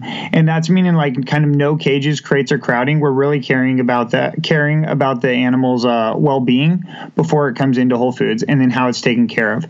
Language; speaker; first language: English; native; English